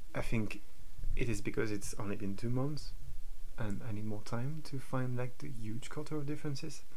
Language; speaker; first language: English; non-native, fluent; French